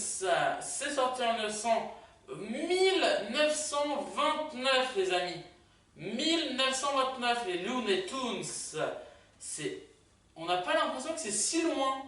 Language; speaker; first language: French; native; French